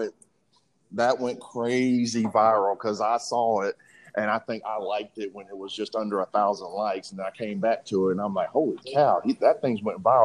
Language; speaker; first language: English; native; English